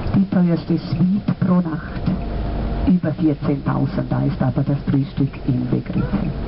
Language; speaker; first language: German; native; German